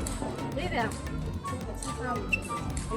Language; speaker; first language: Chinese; non-native, learner; Japanese